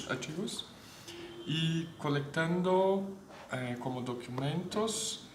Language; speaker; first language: Spanish; non-native, fluent; Portuguese